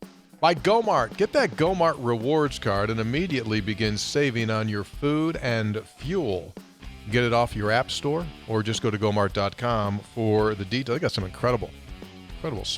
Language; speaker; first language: English; native; English